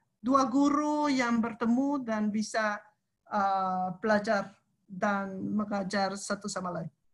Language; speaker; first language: Indonesian; non-native, fluent; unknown